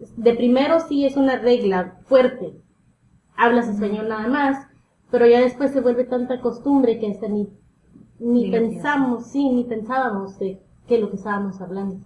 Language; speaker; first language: Spanish; early bilingual, heritage; Spanish